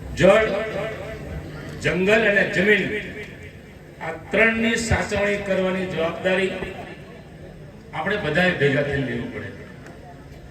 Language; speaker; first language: Gujarati; non-native, local second language; Rathawi